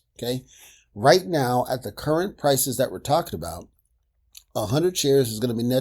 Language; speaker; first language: English; native; English